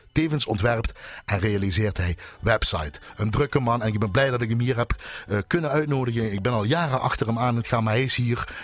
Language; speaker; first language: Dutch; native; Dutch